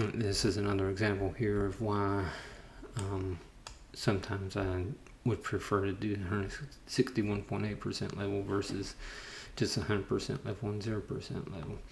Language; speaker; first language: English; native; English